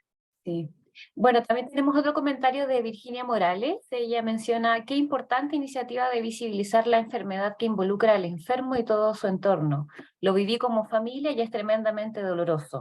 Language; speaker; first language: Spanish; native; Spanish